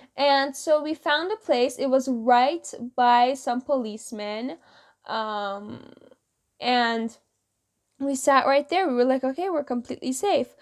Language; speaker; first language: English; non-native, fluent; Persian